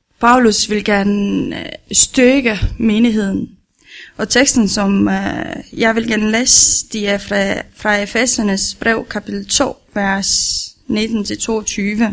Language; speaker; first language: Danish; non-native, learner; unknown